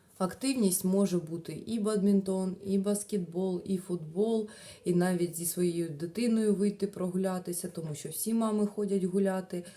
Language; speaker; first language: Ukrainian; non-native, local second language; Russian